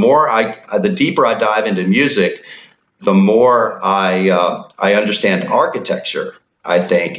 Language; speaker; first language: English; native; English